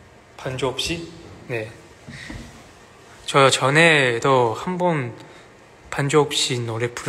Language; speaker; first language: Korean; non-native, learner; Chinese